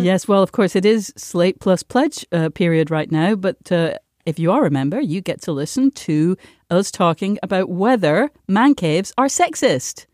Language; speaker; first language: English; native; English